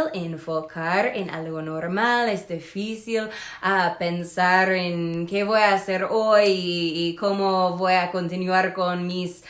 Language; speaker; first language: Spanish; non-native, fluent; English